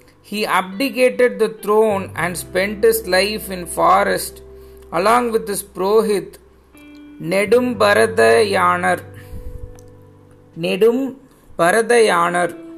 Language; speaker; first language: English; non-native, local second language; Tamil